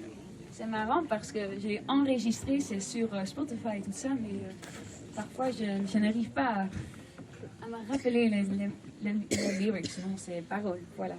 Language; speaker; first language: French; non-native, fluent; Dutch